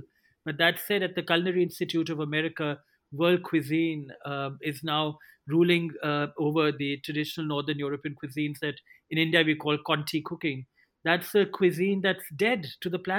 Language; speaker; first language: English; non-native, local second language; Hindi